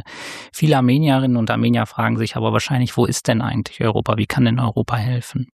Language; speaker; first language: German; native; German